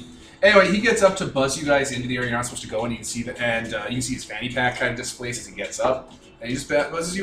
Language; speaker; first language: English; native; English